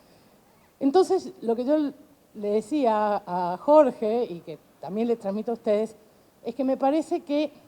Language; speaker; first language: Spanish; native; Spanish